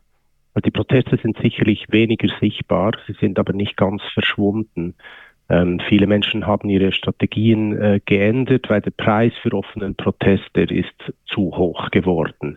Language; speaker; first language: German; native; German